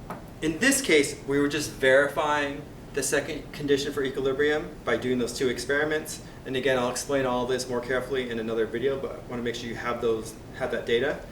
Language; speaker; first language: English; native; English